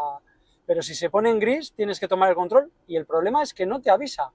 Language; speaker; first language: Spanish; native; Spanish